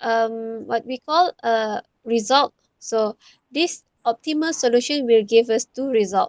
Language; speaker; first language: English; non-native, local second language; Malay